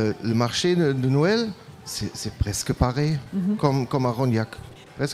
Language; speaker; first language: French; non-native, learner; German